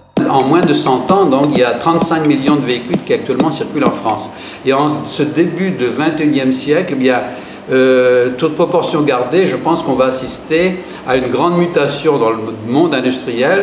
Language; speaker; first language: French; native; French